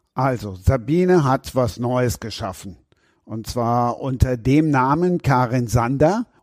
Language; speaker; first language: German; native; German